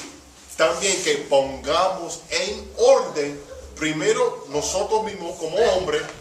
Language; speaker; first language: Spanish; early bilingual, heritage; Spanish